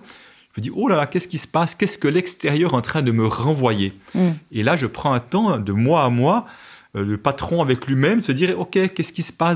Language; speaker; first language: French; native; French